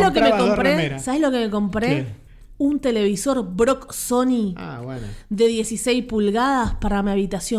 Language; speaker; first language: Spanish; native; Spanish